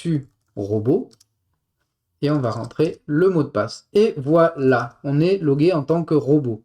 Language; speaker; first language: French; native; French